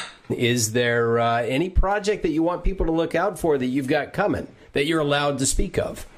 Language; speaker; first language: English; native; English